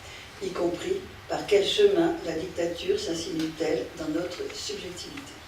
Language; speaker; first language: French; native; French